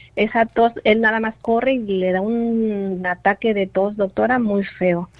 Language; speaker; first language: Spanish; native; Spanish